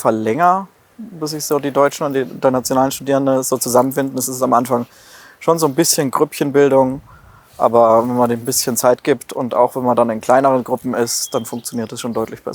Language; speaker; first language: German; native; German